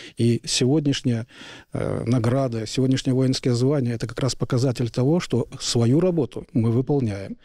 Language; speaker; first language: Russian; native; Russian